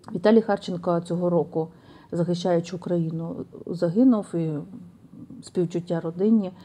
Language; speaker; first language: Ukrainian; native; Ukrainian